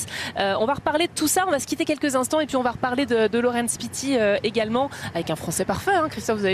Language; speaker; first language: French; native; French